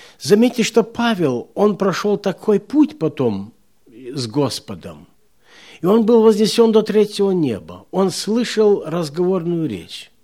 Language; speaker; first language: Russian; non-native, local second language; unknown